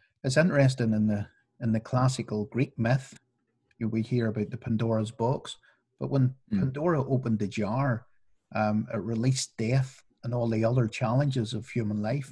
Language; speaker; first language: English; native; English